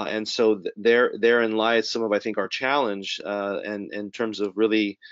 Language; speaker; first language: English; native; English